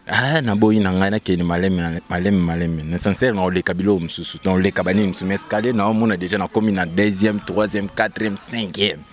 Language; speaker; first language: Lingala; native; Lingala